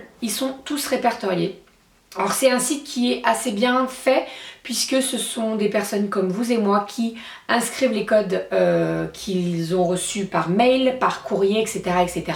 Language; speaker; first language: French; native; French